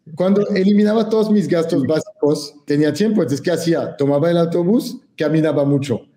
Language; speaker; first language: Spanish; non-native, fluent; French